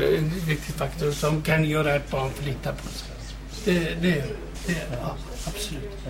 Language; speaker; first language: Swedish; non-native, fluent; Kurdish